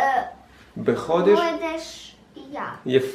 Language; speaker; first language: Hebrew; non-native, learner; Russian